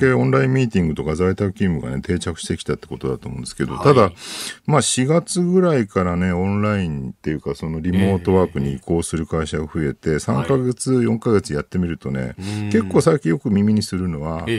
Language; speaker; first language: Japanese; native; Japanese